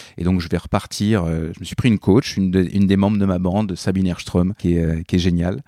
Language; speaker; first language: French; native; French